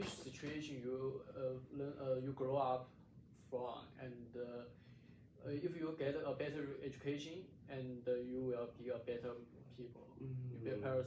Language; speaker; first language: English; non-native, learner; Chinese